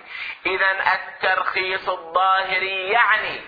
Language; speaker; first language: Arabic; native; Arabic